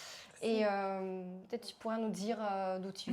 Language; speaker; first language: French; non-native, fluent; Bulgarian